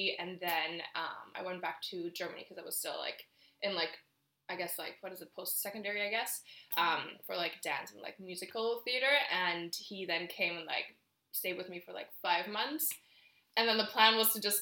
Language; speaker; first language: English; non-native, fluent; German